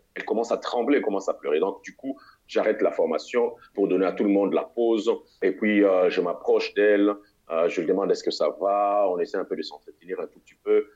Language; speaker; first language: French; non-native, local second language; Lingala